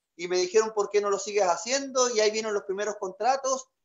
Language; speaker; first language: Spanish; native; Spanish